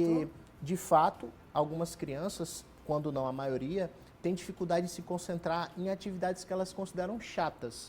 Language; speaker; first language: Portuguese; native; Portuguese